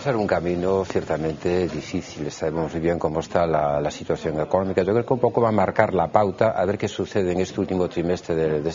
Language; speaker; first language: Spanish; native; Spanish